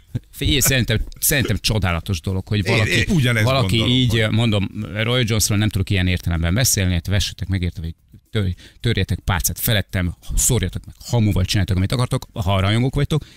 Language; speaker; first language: Hungarian; native; Hungarian